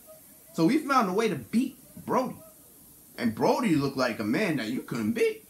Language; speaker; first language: English; native; English